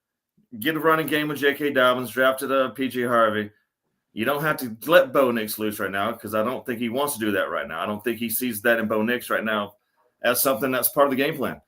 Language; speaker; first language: English; native; English